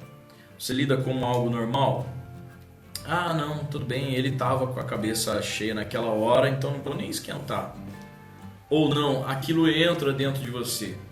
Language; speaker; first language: Portuguese; native; Portuguese